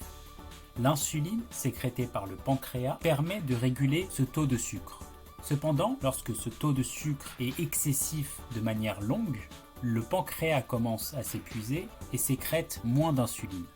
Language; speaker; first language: French; native; French